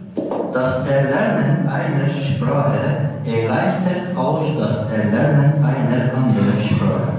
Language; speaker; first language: German; non-native, learner; Turkish